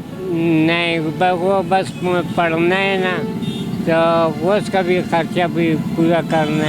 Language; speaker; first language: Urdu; non-native, local second language; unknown